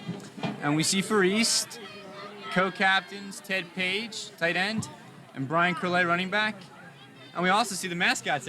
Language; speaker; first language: English; native; English